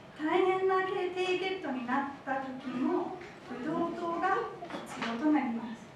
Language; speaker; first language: Japanese; non-native, fluent; English